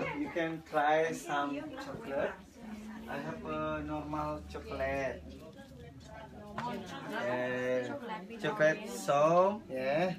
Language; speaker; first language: English; non-native, learner; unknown